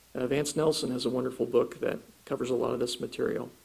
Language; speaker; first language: English; native; English